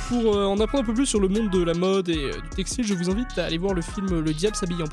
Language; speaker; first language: French; native; French